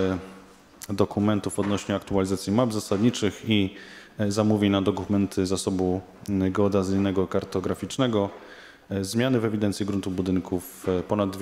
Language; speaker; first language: Polish; native; Polish